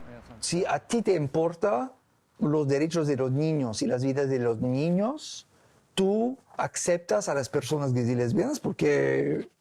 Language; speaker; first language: Spanish; non-native, learner; English